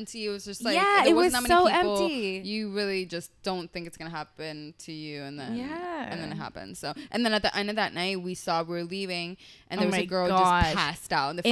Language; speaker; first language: English; early bilingual, other home language; Spanish